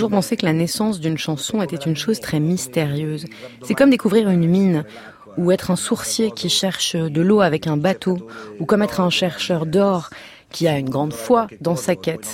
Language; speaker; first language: French; native; French